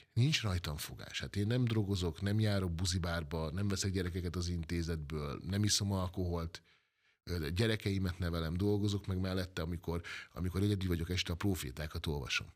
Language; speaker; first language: Hungarian; native; Hungarian